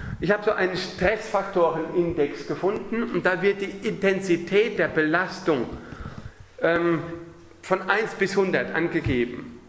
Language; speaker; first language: German; native; German